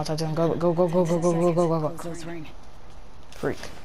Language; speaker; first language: English; native; English